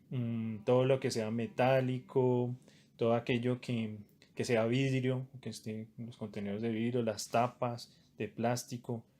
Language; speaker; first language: Spanish; native; Spanish